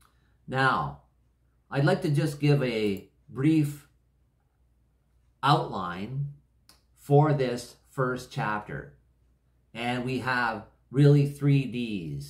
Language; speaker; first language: English; native; English